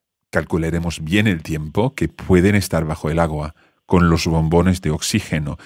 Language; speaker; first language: Spanish; non-native, fluent; English